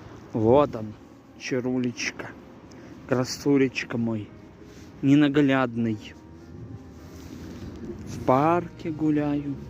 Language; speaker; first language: Russian; native; Russian